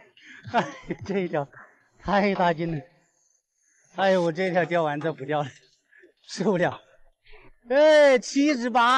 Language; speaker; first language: Chinese; native; Chinese